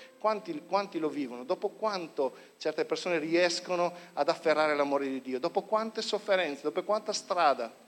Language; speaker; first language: Italian; native; Italian